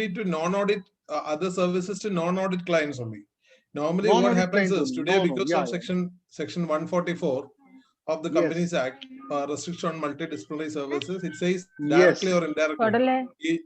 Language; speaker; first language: English; non-native, local second language; Malayalam